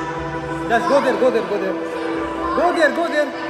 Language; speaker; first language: English; non-native, local second language; Hindi